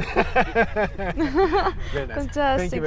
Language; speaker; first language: English; non-native, fluent; Turkish